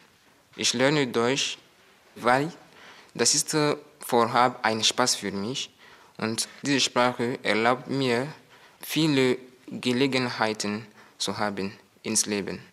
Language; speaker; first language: German; non-native, learner; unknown